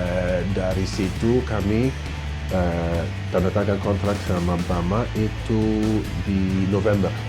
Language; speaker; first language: Indonesian; non-native, fluent; English